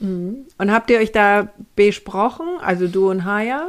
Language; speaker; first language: German; native; German